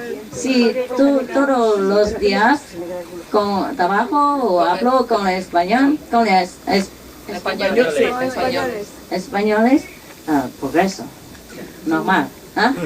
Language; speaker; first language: Spanish; non-native, learner; Vietnamese